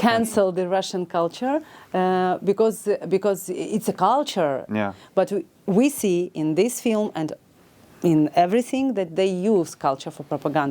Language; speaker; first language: English; non-native, learner; Ukrainian